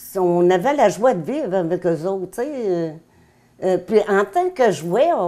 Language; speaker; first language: French; native; French